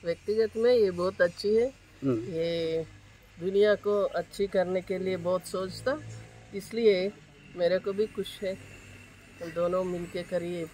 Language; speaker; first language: Hindi; non-native, local second language; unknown